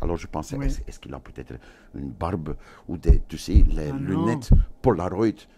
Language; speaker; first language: French; non-native, local second language; Dutch